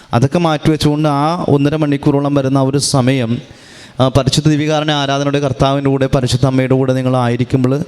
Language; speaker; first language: Malayalam; native; Malayalam